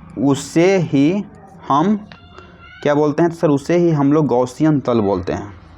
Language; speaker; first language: Hindi; native; Hindi